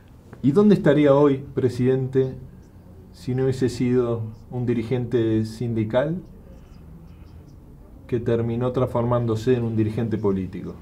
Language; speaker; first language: Portuguese; non-native, learner; Spanish